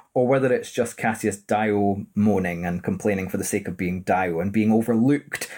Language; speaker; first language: English; native; English